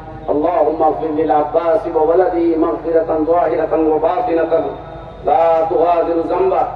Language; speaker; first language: Arabic; non-native, fluent; Bangla